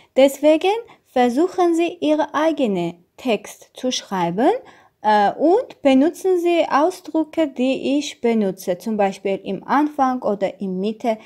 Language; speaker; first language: German; non-native, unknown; Russian